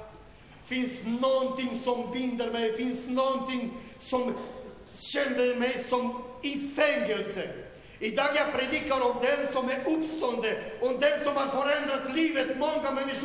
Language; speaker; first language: Swedish; non-native, learner; Romanian